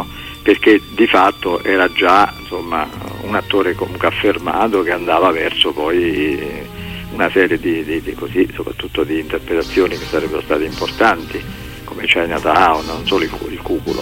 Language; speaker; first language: Italian; native; Italian